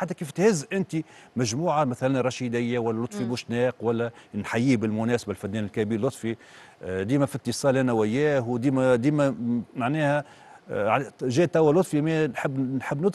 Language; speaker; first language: Arabic; native; Arabic